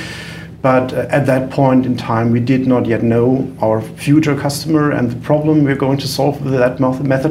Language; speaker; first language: English; non-native, fluent; German